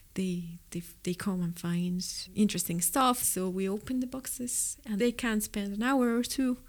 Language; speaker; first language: English; non-native, fluent; Spanish